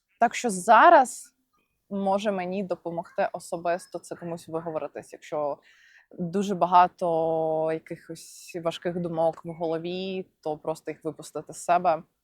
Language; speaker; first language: Ukrainian; non-native, local second language; Russian